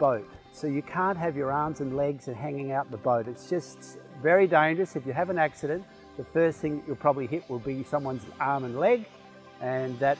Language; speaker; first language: English; native; English